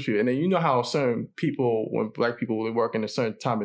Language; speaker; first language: English; native; English